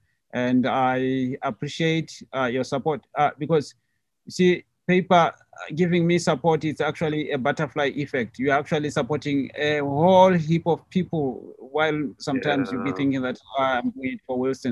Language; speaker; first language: English; non-native, local second language; Tswana